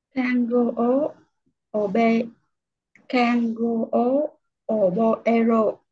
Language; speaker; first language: Japanese; non-native, learner; Vietnamese